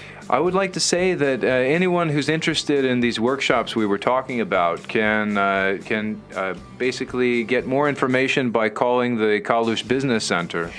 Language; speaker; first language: English; native; English